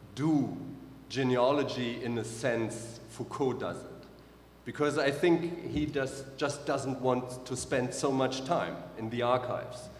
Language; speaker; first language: English; non-native, fluent; German